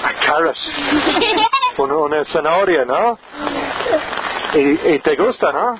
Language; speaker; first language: Spanish; non-native, learner; English